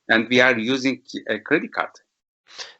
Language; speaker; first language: English; non-native, learner; Turkish